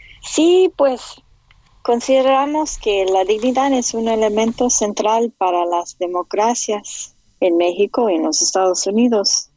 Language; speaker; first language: Spanish; non-native, fluent; English